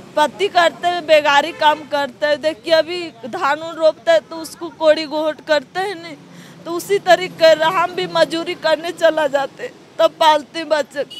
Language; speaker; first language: Hindi; native; Hindi